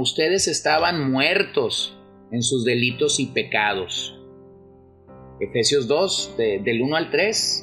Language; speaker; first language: Spanish; native; Spanish